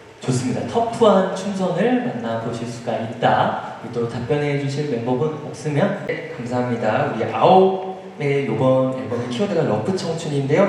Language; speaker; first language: Korean; native; Korean